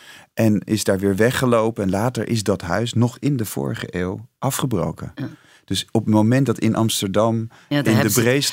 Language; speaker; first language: Dutch; native; Dutch